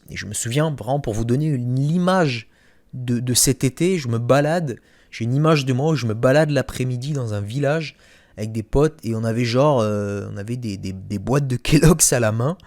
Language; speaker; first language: French; native; French